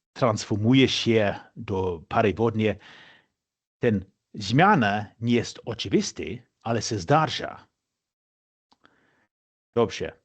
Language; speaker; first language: Polish; non-native, fluent; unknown